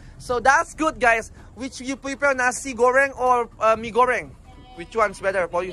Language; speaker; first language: English; non-native, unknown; Indonesian